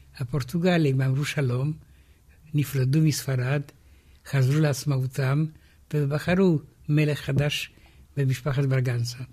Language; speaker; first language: Hebrew; non-native, fluent; Romanian